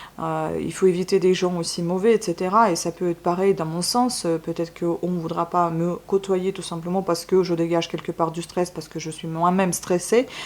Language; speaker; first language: French; non-native, fluent; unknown